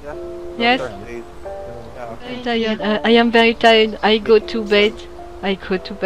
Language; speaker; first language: English; non-native, learner; French